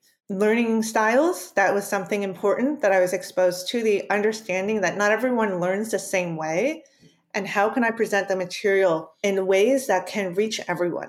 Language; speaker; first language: English; early bilingual, other home language; Spanish